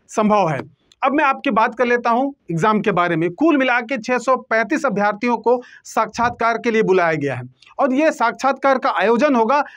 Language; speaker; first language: Hindi; native; Hindi